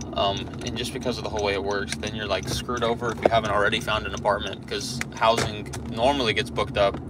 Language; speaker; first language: English; native; English